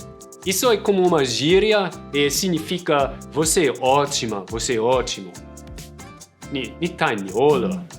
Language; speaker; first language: Portuguese; non-native, fluent; German